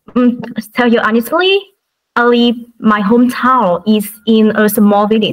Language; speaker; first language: English; non-native, learner; Vietnamese